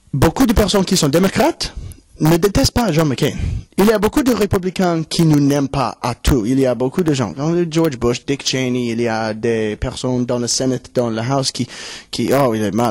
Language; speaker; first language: French; non-native, learner; English